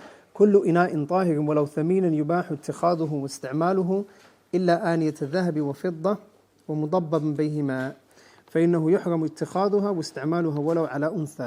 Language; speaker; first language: Arabic; non-native, fluent; English